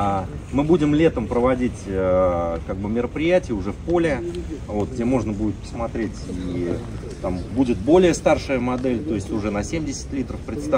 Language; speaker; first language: Russian; native; Russian